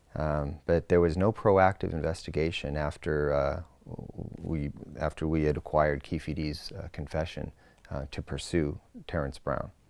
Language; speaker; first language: English; native; English